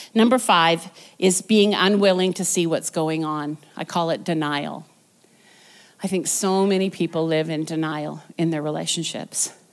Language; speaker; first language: English; native; English